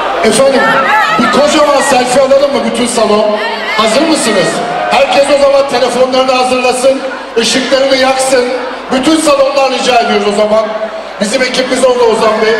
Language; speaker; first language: Turkish; native; Turkish